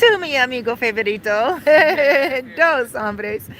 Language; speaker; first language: Spanish; non-native, learner; English